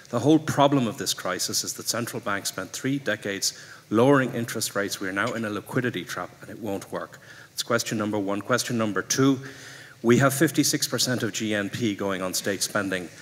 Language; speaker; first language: English; native; English